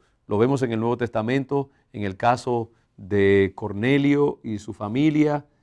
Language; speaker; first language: Spanish; native; Spanish